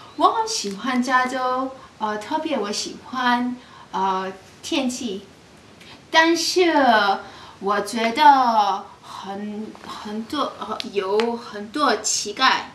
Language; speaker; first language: Chinese; non-native, learner; English